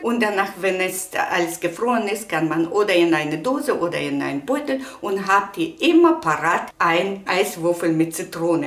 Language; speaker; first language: German; non-native, learner; Russian